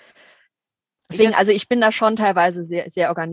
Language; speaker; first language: German; native; German